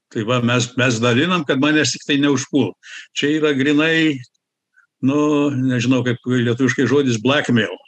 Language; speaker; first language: Lithuanian; early bilingual, heritage; Lithuanian